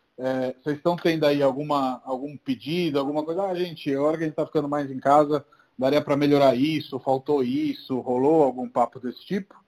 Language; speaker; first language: Portuguese; non-native, fluent; Italian